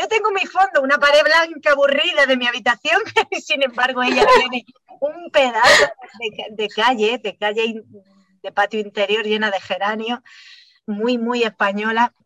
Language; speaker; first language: Spanish; native; Spanish